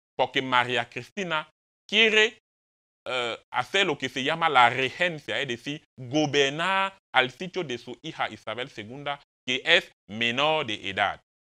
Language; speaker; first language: Spanish; non-native, fluent; French